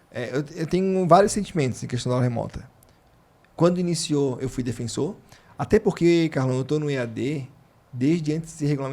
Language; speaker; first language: Portuguese; native; Portuguese